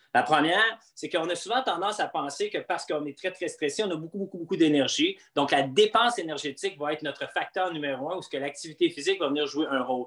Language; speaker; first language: French; native; French